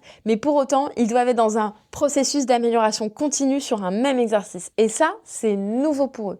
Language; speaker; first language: French; native; French